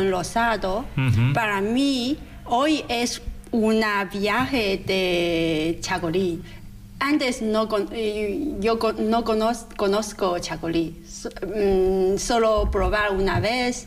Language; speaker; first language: Spanish; non-native, learner; Chinese